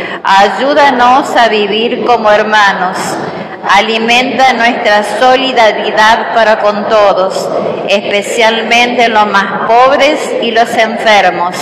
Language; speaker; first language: Spanish; native; Spanish